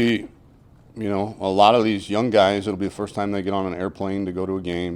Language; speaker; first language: English; native; English